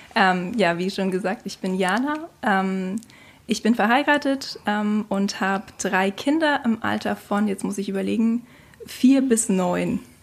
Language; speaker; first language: German; native; German